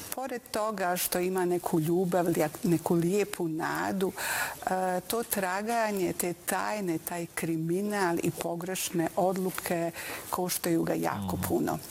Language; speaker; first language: Bosnian; native; Bosnian